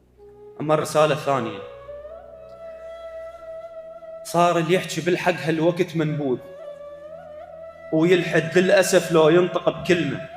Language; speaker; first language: Arabic; native; Arabic